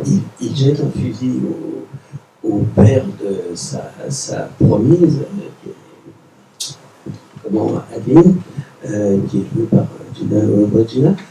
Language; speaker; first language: French; native; French